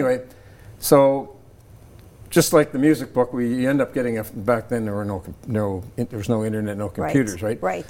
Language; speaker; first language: English; native; English